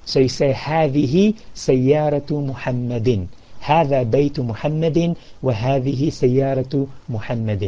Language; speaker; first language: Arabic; non-native, fluent; English